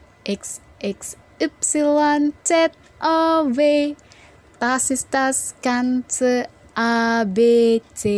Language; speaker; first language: German; non-native, fluent; Indonesian